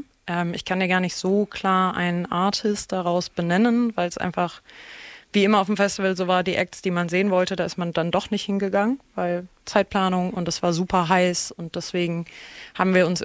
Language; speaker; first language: German; native; German